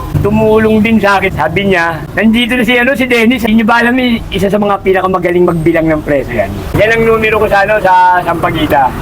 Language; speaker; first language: Filipino; native; Filipino